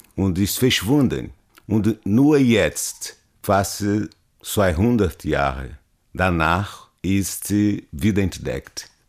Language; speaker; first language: German; non-native, learner; Portuguese